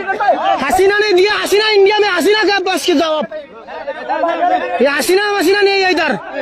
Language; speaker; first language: Hindi; non-native, learner; Bangla